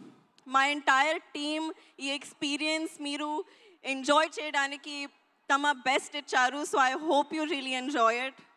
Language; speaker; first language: Telugu; non-native, learner; Hindi